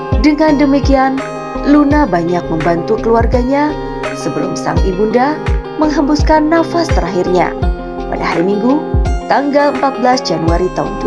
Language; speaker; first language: Indonesian; native; Indonesian